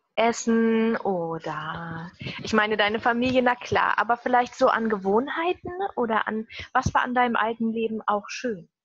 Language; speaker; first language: German; native; German